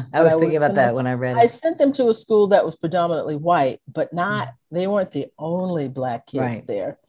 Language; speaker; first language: English; native; English